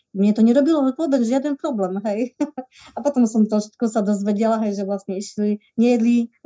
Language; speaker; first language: Slovak; native; Slovak